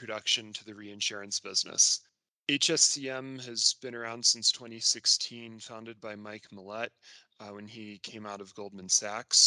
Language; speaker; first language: English; native; English